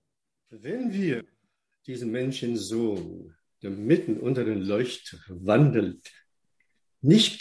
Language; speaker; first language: German; non-native, fluent; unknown